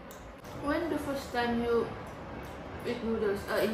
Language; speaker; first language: English; non-native, learner; Indonesian